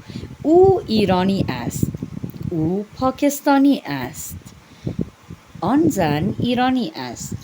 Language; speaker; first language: Persian; non-native, fluent; Urdu